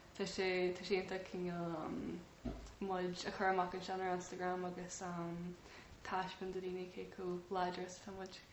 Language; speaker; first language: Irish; non-native, local second language; English